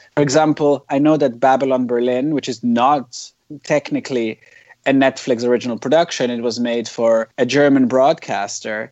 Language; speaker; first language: English; non-native, fluent; German